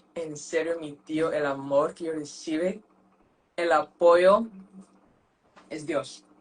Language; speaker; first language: Spanish; non-native, learner; French